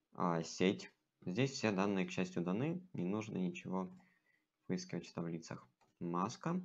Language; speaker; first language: Russian; native; Russian